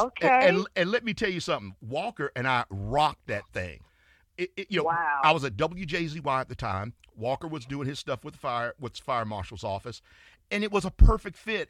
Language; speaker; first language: English; native; English